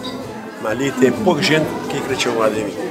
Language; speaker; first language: Portuguese; non-native, local second language; Kabuverdianu